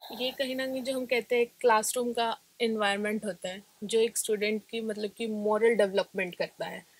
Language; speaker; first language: Hindi; native; Hindi